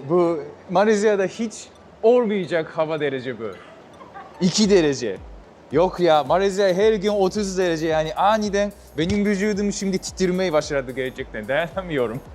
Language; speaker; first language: Turkish; non-native, fluent; Japanese